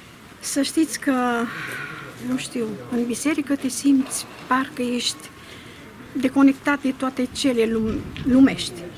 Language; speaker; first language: Romanian; non-native, local second language; Ukrainian